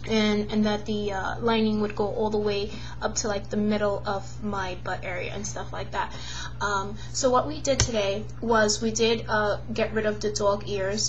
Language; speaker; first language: English; native; English